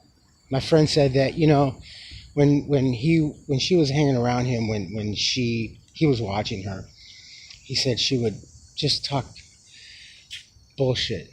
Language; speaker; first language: English; native; English